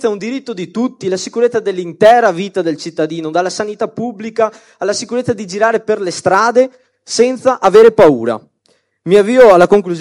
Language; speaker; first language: Italian; native; Italian